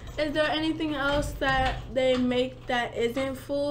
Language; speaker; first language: English; native; English